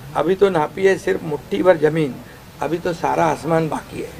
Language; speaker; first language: Hindi; non-native, local second language; Marathi